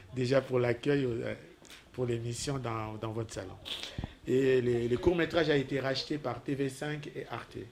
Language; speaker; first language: French; non-native, local second language; Lingala